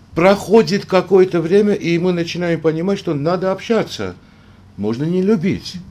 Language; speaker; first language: Russian; non-native, local second language; Armenian